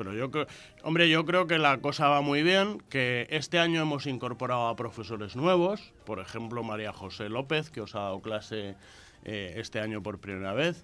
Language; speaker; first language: Spanish; native; Spanish